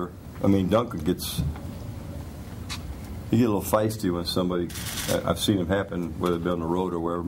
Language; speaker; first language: English; native; English